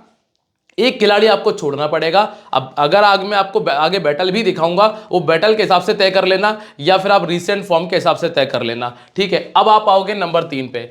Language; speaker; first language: Hindi; native; Hindi